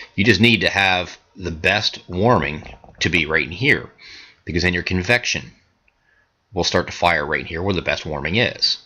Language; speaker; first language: English; native; English